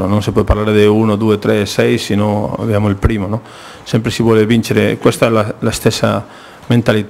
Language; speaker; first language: Italian; non-native, fluent; Spanish